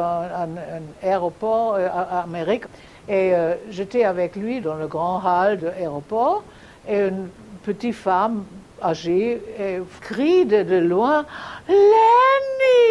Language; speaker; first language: French; non-native, fluent; German